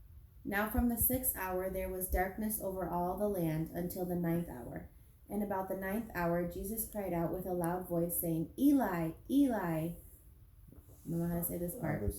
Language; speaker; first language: English; native; English